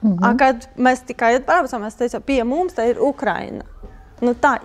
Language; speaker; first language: Latvian; non-native, learner; Ukrainian